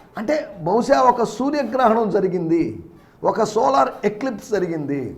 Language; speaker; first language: Telugu; native; Telugu